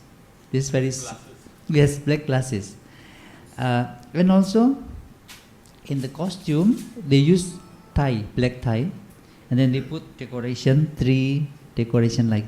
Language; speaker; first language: English; non-native, learner; Indonesian